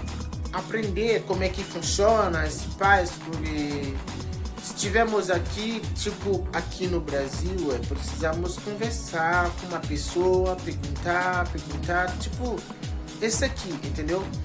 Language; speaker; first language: Portuguese; non-native, learner; Haitian Creole